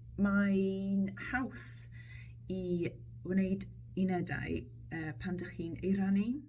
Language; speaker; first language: Welsh; non-native, local second language; English